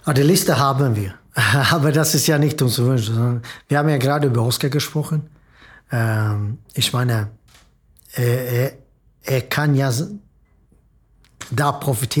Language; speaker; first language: German; non-native, fluent; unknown